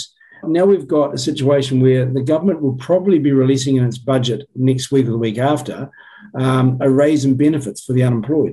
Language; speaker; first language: English; native; English